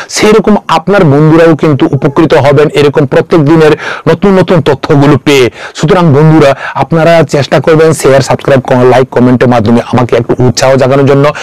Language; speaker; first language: Bangla; non-native, local second language; Kok Borok